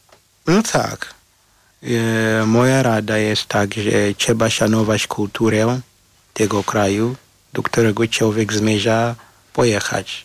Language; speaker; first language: Polish; non-native, fluent; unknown